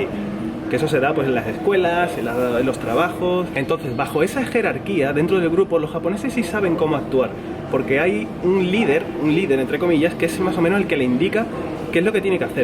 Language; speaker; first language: Spanish; native; Spanish